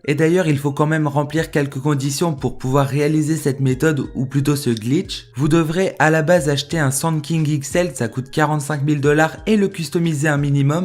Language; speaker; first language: French; native; French